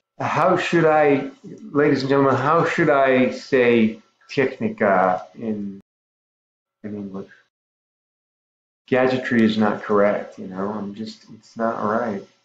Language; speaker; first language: English; native; English